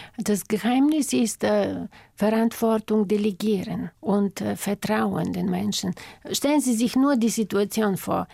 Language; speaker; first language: German; non-native, fluent; Bulgarian